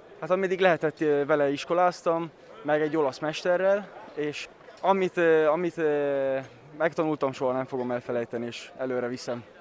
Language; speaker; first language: Hungarian; early bilingual, heritage; Hungarian